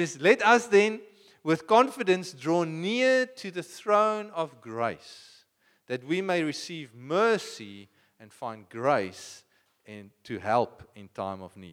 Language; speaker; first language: English; non-native, local second language; Afrikaans